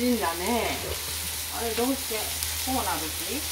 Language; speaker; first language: Japanese; native; Japanese